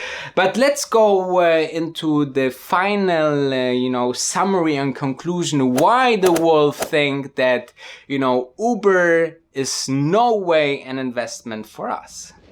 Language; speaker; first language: English; non-native, fluent; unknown